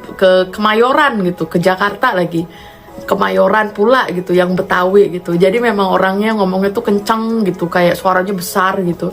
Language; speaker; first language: Indonesian; native; Indonesian